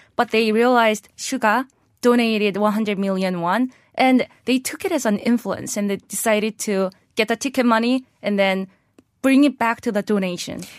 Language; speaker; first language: English; non-native, fluent; Korean